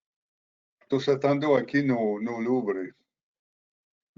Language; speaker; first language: Portuguese; non-native, fluent; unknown